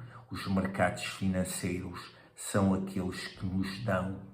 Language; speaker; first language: Portuguese; native; Portuguese